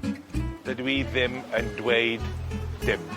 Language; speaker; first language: Welsh; non-native, learner; English